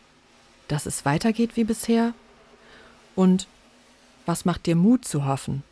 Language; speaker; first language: German; native; German